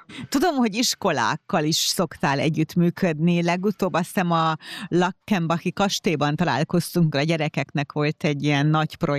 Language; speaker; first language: Hungarian; native; Hungarian